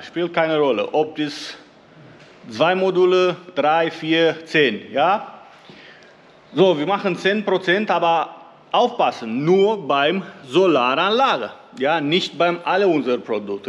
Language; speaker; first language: German; non-native, learner; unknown